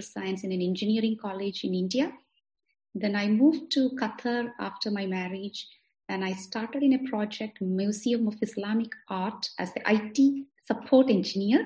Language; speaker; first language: English; non-native, local second language; Malayalam